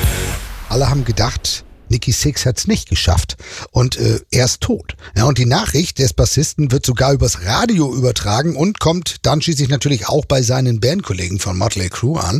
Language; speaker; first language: German; native; German